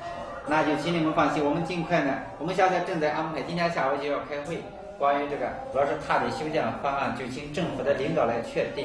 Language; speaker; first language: Chinese; native; Chinese